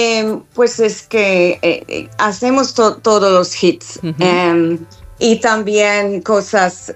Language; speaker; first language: Spanish; non-native, fluent; English